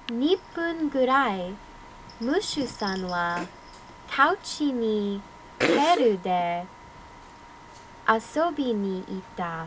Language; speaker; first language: Japanese; non-native, learner; English